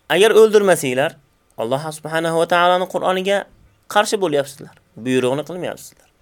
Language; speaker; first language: Uzbek; native; Uzbek